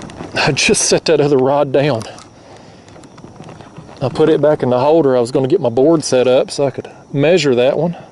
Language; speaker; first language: English; native; English